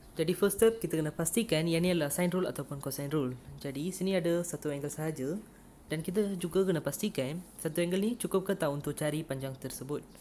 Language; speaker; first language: Malay; non-native, local second language; Tamil